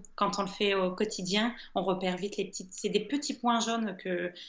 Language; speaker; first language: French; native; French